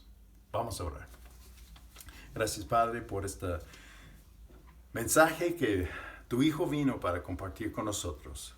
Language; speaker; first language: Spanish; non-native, fluent; English